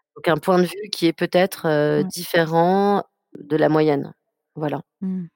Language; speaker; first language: French; native; French